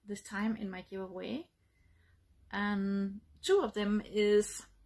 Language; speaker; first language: English; non-native, learner; Danish